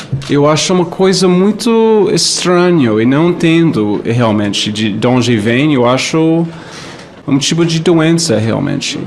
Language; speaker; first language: Portuguese; non-native, fluent; English